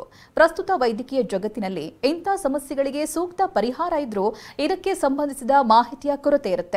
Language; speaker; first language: Kannada; native; Kannada